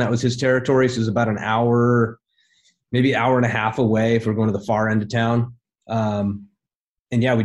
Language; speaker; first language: English; native; English